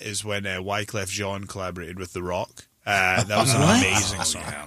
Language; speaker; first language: English; native; English